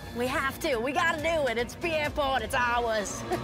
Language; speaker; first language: English; native; English